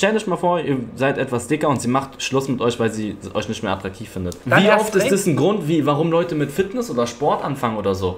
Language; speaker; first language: German; native; German